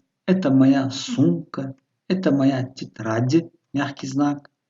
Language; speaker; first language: Russian; non-native, local second language; Tajik